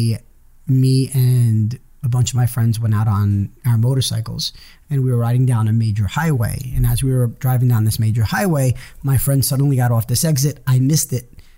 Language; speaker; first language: English; early bilingual, other home language; Hebrew